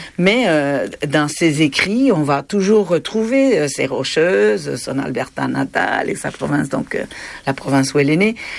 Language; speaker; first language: French; non-native, fluent; Spanish